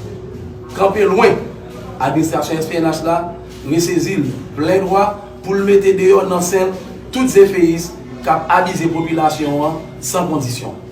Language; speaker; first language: Haitian Creole; native; Haitian Creole